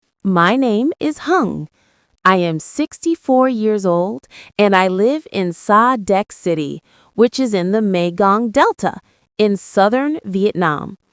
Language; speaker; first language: English; non-native, learner; Vietnamese